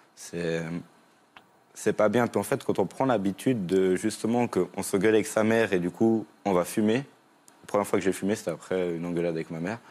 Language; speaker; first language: French; native; French